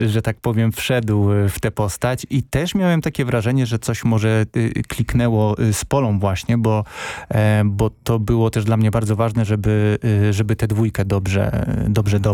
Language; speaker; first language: Polish; native; Polish